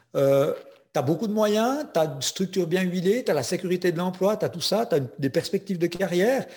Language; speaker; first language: French; native; French